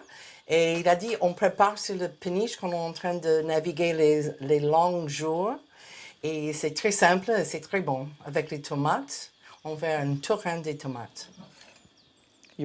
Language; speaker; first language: French; non-native, fluent; English